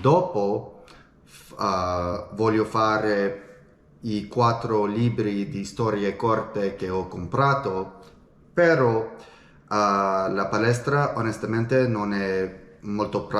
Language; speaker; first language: Italian; non-native, learner; English